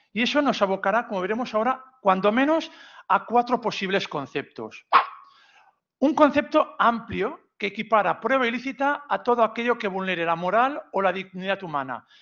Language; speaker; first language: Spanish; non-native, local second language; Catalan